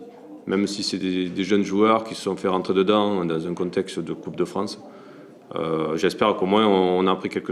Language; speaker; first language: French; native; French